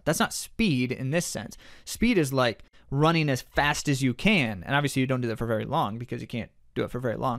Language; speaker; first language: English; native; English